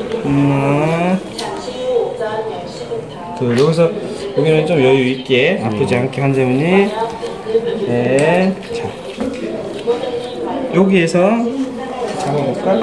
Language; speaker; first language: Korean; native; Korean